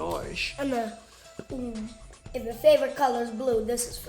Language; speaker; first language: English; native; English